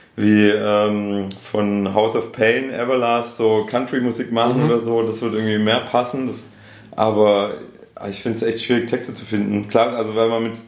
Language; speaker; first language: German; native; German